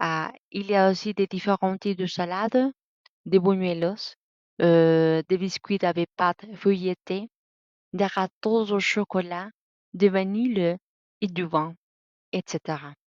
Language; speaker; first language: French; non-native, learner; Spanish